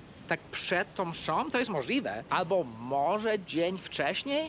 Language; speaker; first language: Polish; early bilingual, heritage; Polish